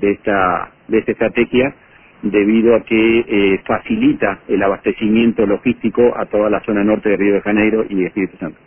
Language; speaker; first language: Spanish; native; Spanish